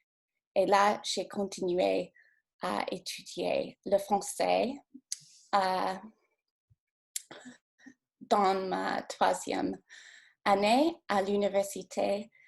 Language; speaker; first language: French; non-native, fluent; English